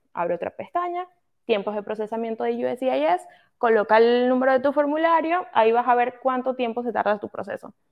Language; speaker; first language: Spanish; native; Spanish